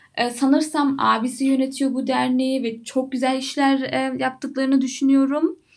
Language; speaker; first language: Turkish; early bilingual, heritage; Turkish